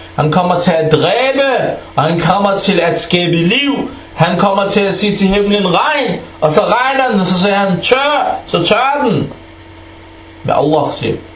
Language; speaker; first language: Danish; early bilingual, other home language; Arabic